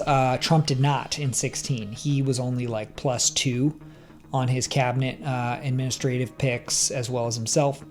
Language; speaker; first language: English; native; English